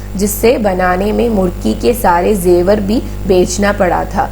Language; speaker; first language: Hindi; non-native, local second language; Malayalam